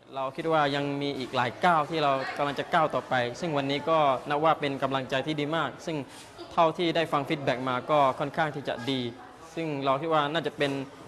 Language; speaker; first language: Thai; non-native, local second language; Malay